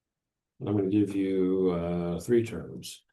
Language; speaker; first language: English; native; English